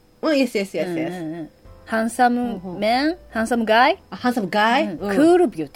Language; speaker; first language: English; non-native, learner; Japanese